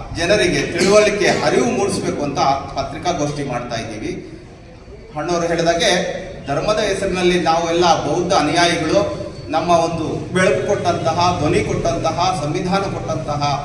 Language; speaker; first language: Kannada; native; Kannada